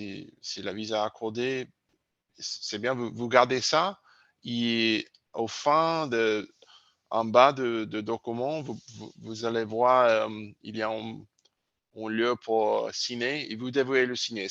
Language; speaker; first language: French; non-native, learner; English